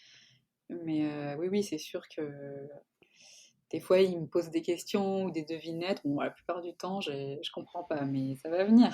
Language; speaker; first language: French; native; French